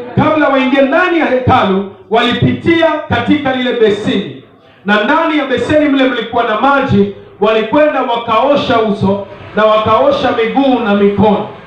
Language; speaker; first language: Swahili; non-native, local second language; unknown